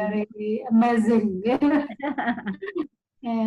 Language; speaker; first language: English; non-native, learner; Indonesian